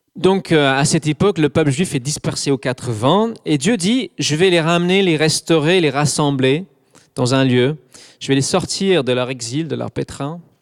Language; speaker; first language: French; non-native, fluent; English